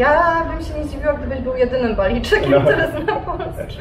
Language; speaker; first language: Polish; native; Polish